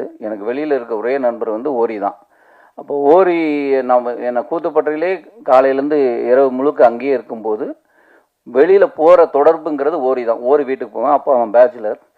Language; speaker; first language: Tamil; native; Tamil